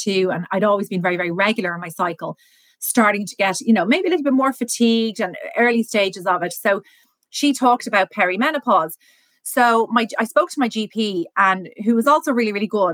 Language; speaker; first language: English; native; English